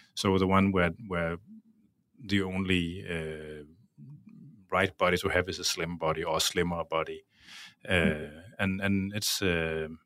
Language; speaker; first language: English; non-native, fluent; Danish